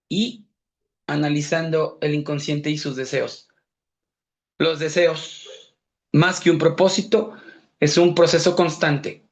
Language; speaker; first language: Spanish; native; Spanish